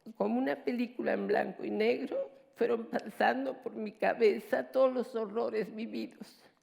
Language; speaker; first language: Spanish; native; Spanish